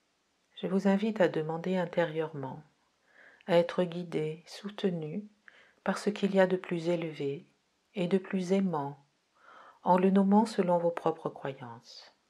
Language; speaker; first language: French; native; French